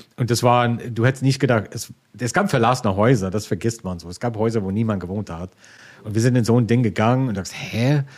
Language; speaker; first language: German; non-native, fluent; English